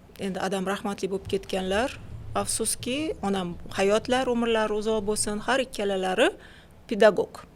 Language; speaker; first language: Uzbek; non-native, local second language; Russian